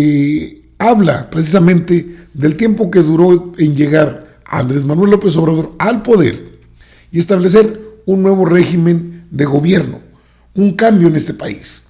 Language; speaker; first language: Spanish; native; Spanish